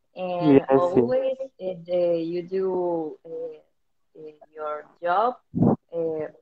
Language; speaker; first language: English; non-native, learner; Spanish